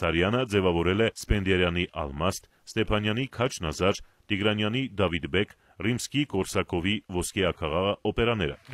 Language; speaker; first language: Armenian; native; Armenian